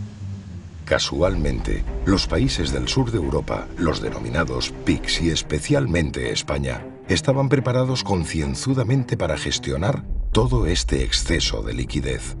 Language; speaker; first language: Spanish; native; Spanish